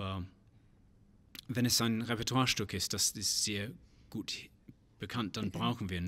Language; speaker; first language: German; non-native, fluent; English